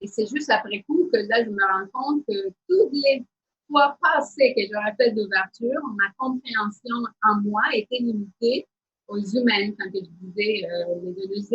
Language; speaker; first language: French; native; French